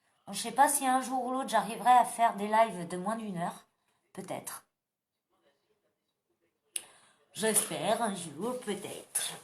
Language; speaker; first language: French; native; French